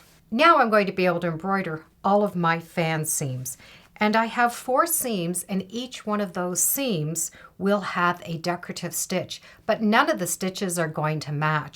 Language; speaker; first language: English; native; English